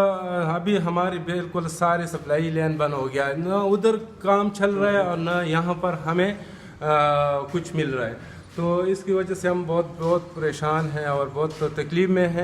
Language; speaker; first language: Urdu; non-native, local second language; Pashto